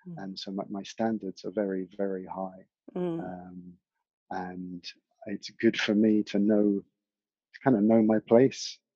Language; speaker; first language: English; native; English